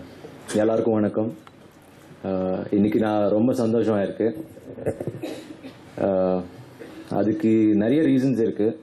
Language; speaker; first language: Tamil; non-native, learner; Telugu